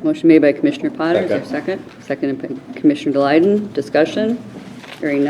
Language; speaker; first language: English; native; English